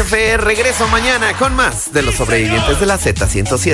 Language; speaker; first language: Spanish; native; Spanish